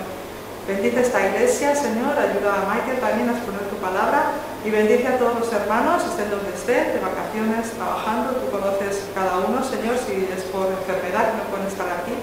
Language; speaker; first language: Spanish; native; Spanish